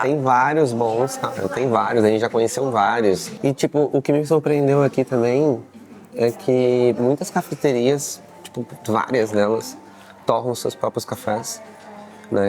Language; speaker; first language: Portuguese; native; Portuguese